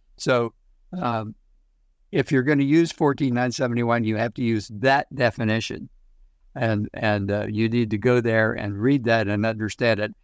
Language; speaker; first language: English; native; English